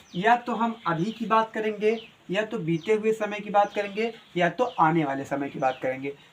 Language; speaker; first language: Hindi; native; Hindi